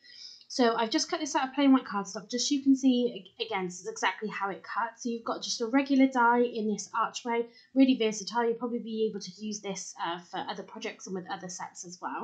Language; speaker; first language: English; native; English